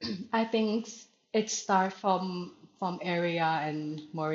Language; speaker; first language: English; non-native, learner; Thai